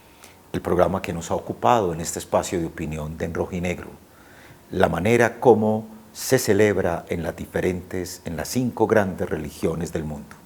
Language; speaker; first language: Spanish; native; Spanish